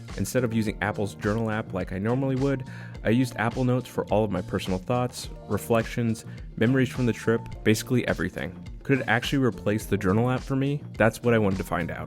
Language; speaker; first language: English; native; English